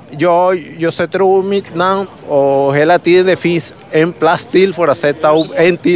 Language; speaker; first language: Swedish; early bilingual, other home language; Spanish